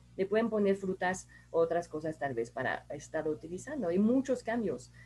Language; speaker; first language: Spanish; non-native, fluent; French